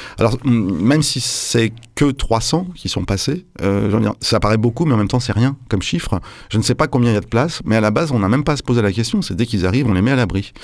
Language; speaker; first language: French; native; French